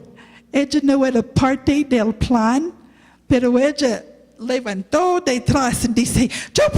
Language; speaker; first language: Spanish; non-native, learner; English